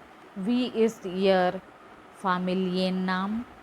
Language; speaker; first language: German; non-native, learner; Hindi